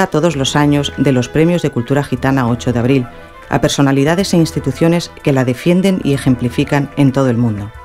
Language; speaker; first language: Spanish; native; Spanish